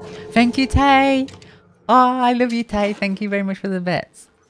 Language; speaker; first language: English; native; English